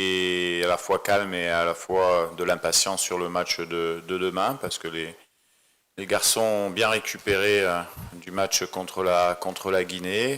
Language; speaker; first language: French; native; French